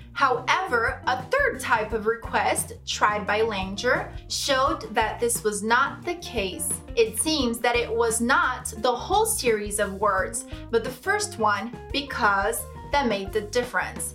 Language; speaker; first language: English; non-native, fluent; Portuguese